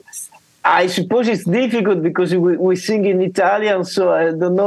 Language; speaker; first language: English; non-native, learner; Italian